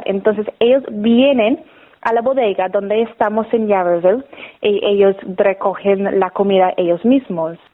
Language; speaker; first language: Spanish; non-native, fluent; English